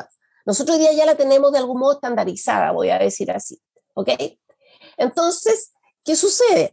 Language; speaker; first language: Spanish; native; Spanish